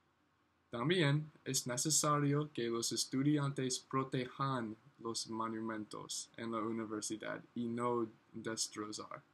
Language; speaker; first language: Spanish; non-native, learner; English